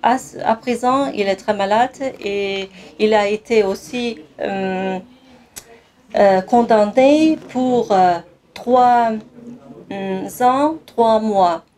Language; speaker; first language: French; non-native, fluent; Kazakh